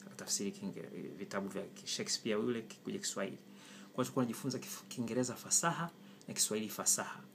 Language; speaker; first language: Swahili; non-native, local second language; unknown